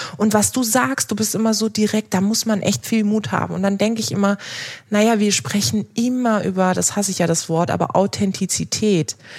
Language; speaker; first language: German; early bilingual, other home language; Turkish